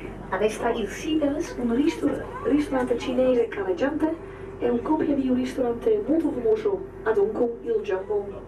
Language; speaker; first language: Italian; non-native, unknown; Dutch